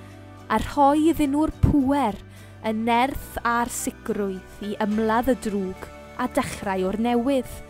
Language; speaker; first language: Welsh; native; Welsh